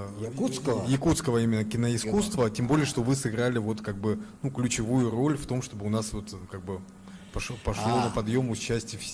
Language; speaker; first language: Russian; native; Russian